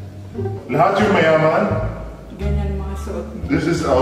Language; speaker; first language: Filipino; non-native, learner; Arabic